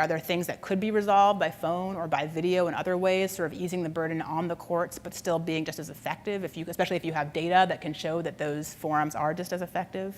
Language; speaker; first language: English; native; English